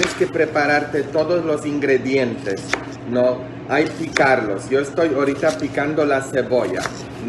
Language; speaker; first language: Spanish; non-native, fluent; English